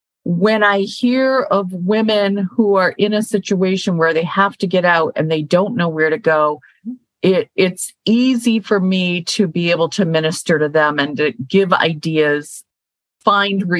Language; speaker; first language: English; native; English